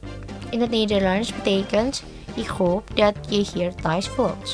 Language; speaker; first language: Dutch; non-native, learner; Indonesian